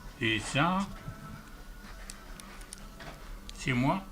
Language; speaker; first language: French; non-native, fluent; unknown